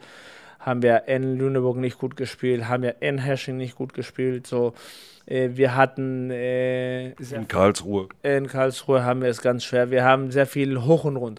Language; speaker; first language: German; non-native, fluent; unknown